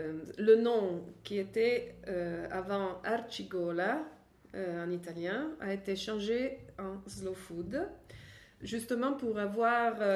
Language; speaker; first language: French; non-native, fluent; Italian